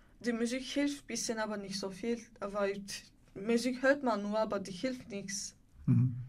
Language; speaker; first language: German; non-native, learner; Bulgarian